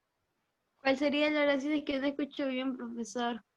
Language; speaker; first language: Spanish; native; Spanish